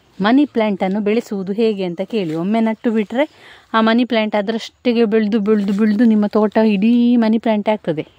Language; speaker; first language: Kannada; native; Kannada